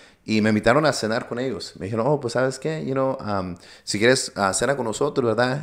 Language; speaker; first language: Spanish; early bilingual, heritage; Spanish